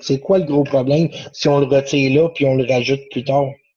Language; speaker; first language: French; native; French